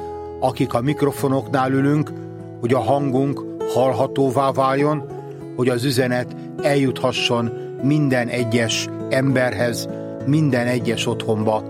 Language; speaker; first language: Hungarian; native; Hungarian